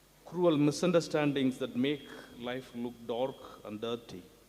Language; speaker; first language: English; non-native, local second language; Tamil